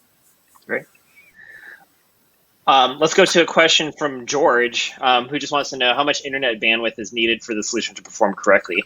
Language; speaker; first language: English; native; English